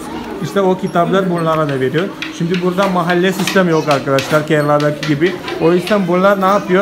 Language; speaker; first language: Turkish; non-native, fluent; Malayalam